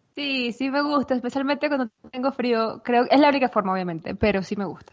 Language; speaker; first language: Spanish; native; Spanish